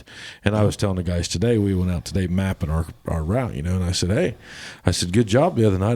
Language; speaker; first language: English; native; English